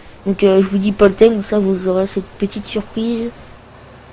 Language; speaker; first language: French; native; French